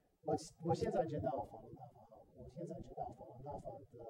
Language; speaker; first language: Chinese; non-native, learner; English